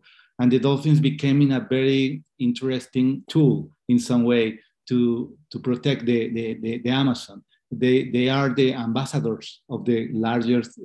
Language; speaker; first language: English; non-native, fluent; Spanish